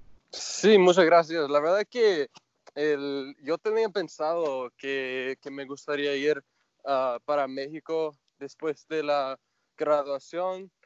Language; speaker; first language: Spanish; non-native, fluent; English